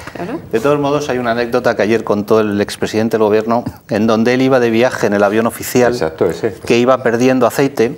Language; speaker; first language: Spanish; native; Spanish